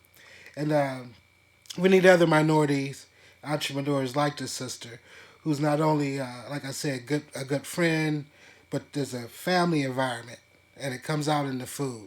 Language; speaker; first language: English; native; English